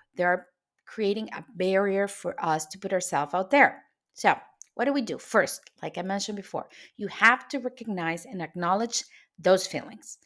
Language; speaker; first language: English; non-native, fluent; Spanish